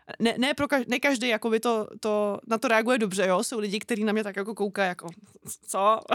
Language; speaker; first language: Czech; native; Czech